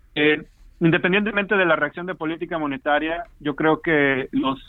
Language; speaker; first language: Spanish; native; Spanish